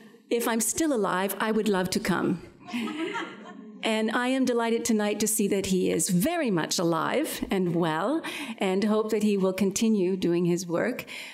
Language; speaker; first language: English; native; English